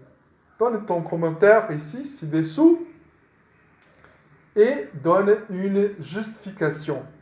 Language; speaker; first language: French; non-native, fluent; Portuguese